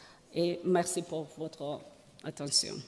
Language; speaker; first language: French; non-native, learner; Persian